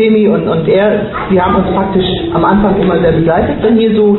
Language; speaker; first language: German; native; German